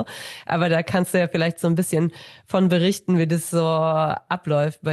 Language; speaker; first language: German; native; German